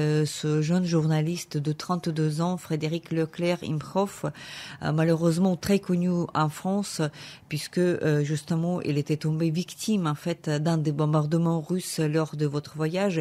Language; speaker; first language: French; non-native, fluent; Ukrainian